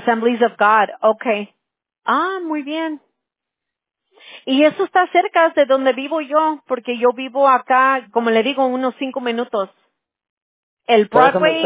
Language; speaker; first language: Spanish; early bilingual, heritage; Spanish